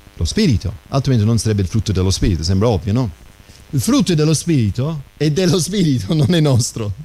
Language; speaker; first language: Italian; non-native, fluent; English